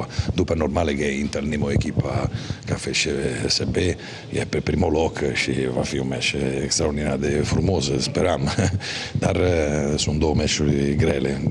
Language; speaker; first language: Romanian; non-native, fluent; Italian